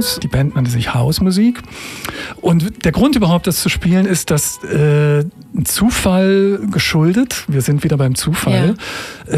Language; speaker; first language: German; native; German